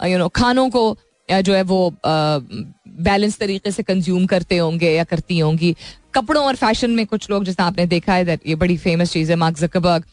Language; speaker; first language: Urdu; native; Urdu